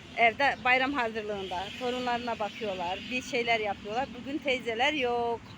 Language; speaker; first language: Turkish; native; Turkish